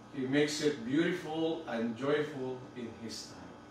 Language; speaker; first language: English; non-native, local second language; Filipino